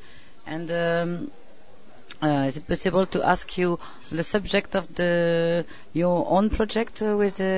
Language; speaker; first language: English; non-native, learner; French